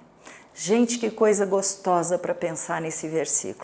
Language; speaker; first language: Portuguese; native; Portuguese